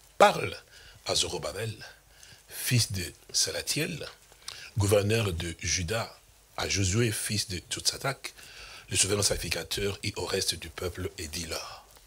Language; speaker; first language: French; non-native, local second language; Lingala